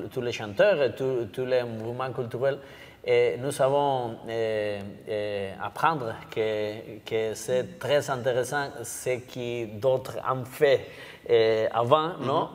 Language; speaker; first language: French; non-native, learner; Basque